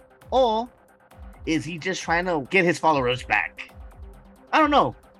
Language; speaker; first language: English; early bilingual, other home language; Spanish